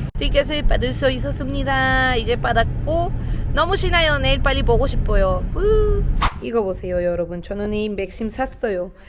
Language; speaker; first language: Korean; non-native, learner; Spanish